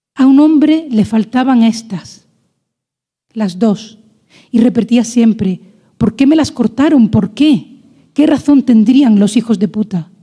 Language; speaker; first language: Spanish; native; Spanish